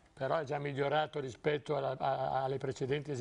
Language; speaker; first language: Italian; native; Italian